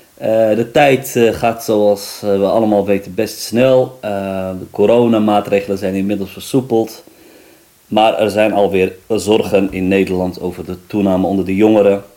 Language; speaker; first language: Dutch; early bilingual, other home language; Riffian